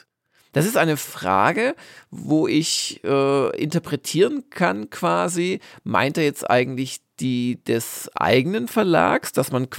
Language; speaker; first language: German; native; German